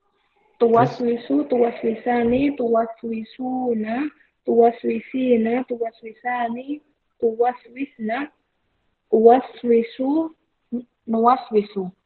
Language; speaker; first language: Arabic; non-native, learner; Indonesian